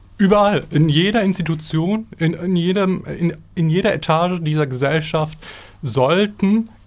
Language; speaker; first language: German; early bilingual, other home language; Turkish